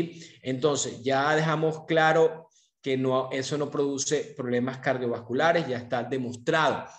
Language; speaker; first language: Spanish; native; Spanish